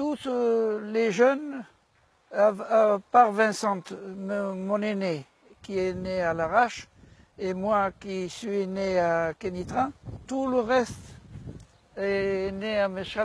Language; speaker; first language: French; native; French